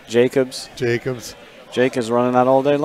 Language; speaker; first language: English; native; English